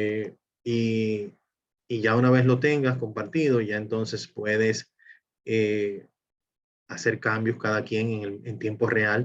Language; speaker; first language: Spanish; native; Spanish